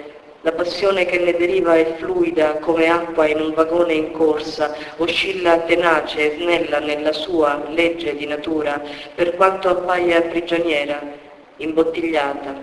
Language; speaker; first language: Italian; native; Italian